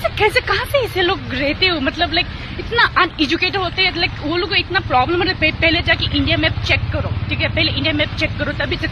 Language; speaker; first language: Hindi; non-native, local second language; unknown